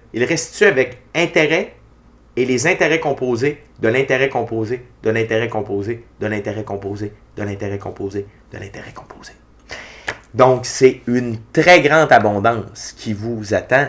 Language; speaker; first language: French; native; French